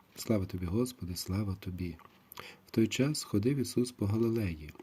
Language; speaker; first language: Ukrainian; native; Ukrainian